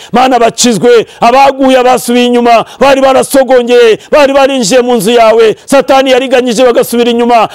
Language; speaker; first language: Kinyarwanda; early bilingual, heritage; Kinyarwanda